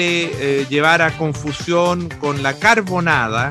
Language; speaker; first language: Spanish; non-native, fluent; Italian